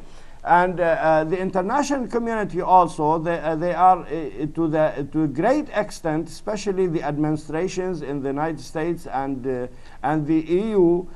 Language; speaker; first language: English; non-native, fluent; Arabic